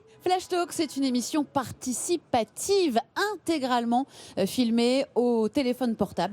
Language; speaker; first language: French; native; French